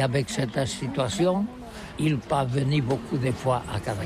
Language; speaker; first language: French; non-native, learner; Catalan